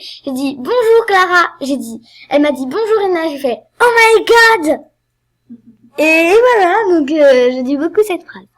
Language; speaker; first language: French; native; French